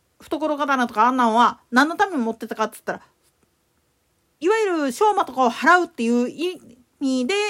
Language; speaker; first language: Japanese; native; Japanese